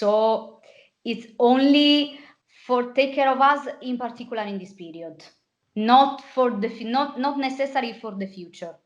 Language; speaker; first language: English; non-native, fluent; Italian